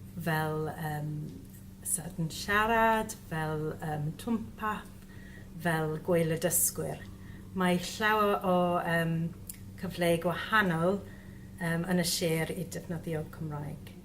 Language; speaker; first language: Welsh; non-native, learner; English